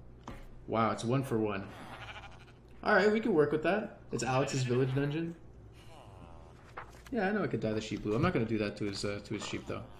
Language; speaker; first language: English; native; English